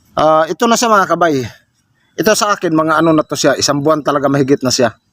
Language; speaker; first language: Filipino; non-native, local second language; Cebuano